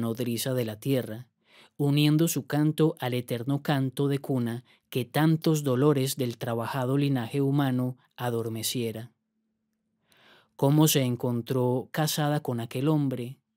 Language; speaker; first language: Spanish; native; Spanish